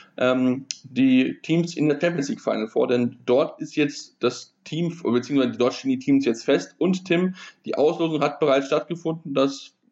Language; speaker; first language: German; native; German